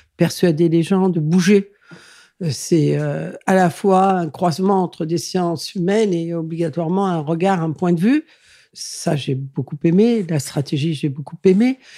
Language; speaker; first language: French; early bilingual, other home language; Catalan